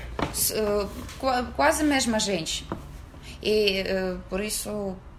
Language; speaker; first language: Portuguese; non-native, fluent; Russian